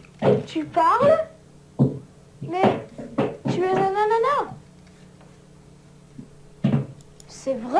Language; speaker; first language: French; non-native, learner; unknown